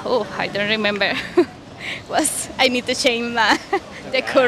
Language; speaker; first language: English; non-native, learner; Spanish